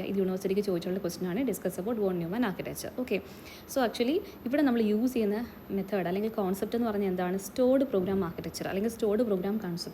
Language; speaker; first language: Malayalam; native; Malayalam